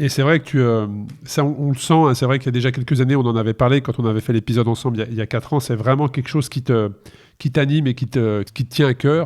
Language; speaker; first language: French; native; French